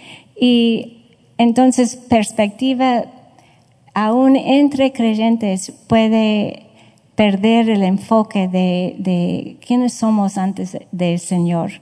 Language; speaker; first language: Spanish; non-native, fluent; English